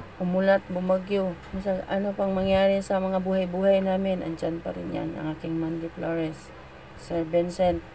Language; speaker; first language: Filipino; non-native, local second language; Cebuano